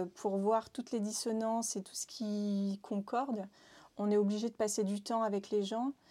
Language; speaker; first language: French; native; French